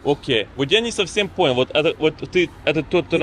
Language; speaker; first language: Russian; non-native, fluent; English